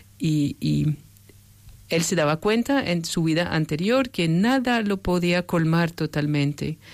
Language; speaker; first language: Spanish; non-native, fluent; French